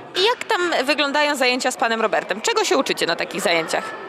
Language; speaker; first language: Polish; native; Polish